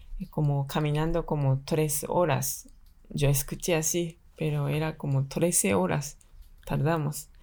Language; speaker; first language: Spanish; non-native, fluent; Japanese